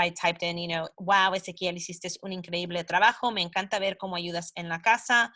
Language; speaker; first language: Spanish; non-native, fluent; English